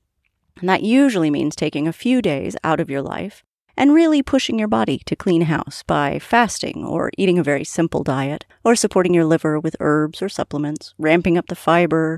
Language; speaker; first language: English; native; English